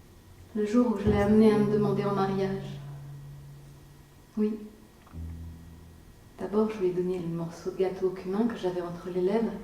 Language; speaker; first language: French; native; French